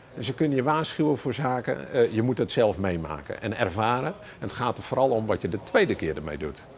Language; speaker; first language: Dutch; native; Dutch